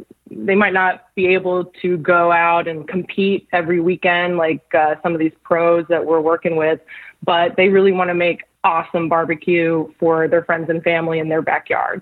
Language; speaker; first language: English; native; English